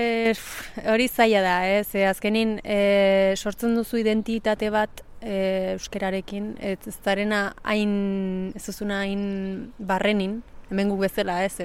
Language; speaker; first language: Basque; early bilingual, other home language; Spanish